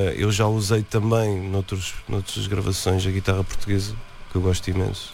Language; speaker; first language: Portuguese; native; Portuguese